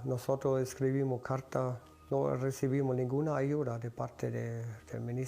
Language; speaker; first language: Spanish; early bilingual, other home language; German